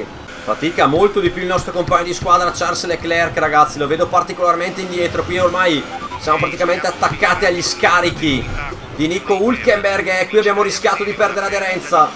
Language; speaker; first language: Italian; native; Italian